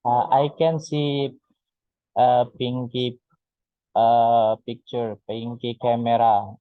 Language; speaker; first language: English; non-native, fluent; Indonesian